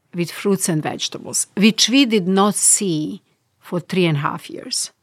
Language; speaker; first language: English; non-native, fluent; Bosnian